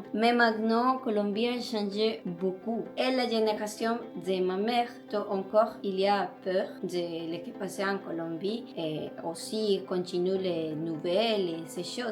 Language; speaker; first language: French; non-native, learner; Spanish